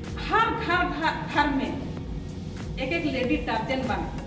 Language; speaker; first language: Hindi; non-native, local second language; Santali